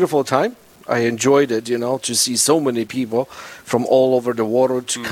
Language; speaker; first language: English; non-native, fluent; Polish